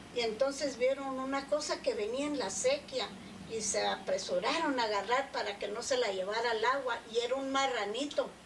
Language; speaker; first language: Spanish; early bilingual, other home language; English